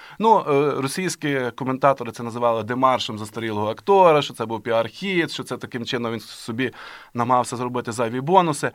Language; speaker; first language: Ukrainian; native; Ukrainian